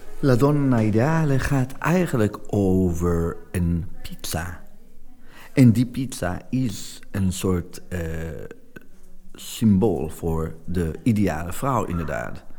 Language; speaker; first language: Dutch; non-native, fluent; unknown